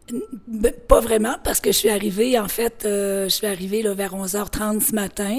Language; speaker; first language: French; native; French